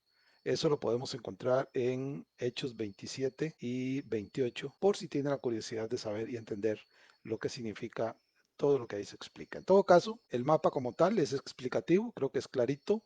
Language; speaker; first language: Spanish; native; Spanish